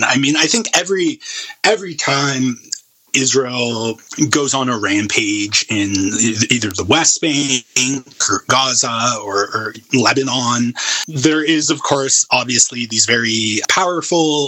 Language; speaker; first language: English; native; English